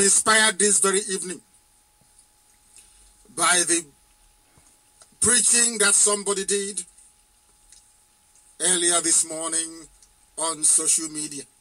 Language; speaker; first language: English; non-native, local second language; Igbo